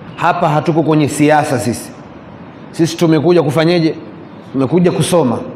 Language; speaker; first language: Swahili; native; Swahili